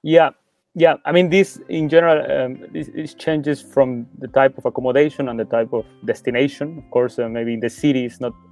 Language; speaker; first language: English; non-native, fluent; Spanish